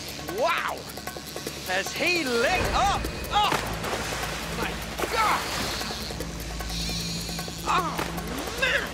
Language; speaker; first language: English; native; English